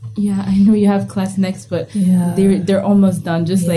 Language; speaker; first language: English; non-native, local second language; Kinyarwanda